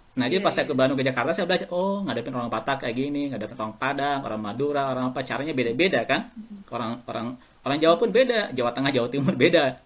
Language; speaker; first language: Indonesian; native; Indonesian